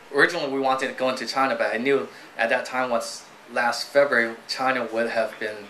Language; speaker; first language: English; native; English